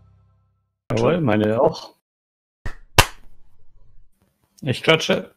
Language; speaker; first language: German; native; German